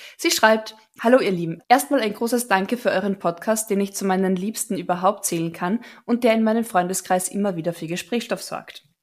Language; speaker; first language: German; native; German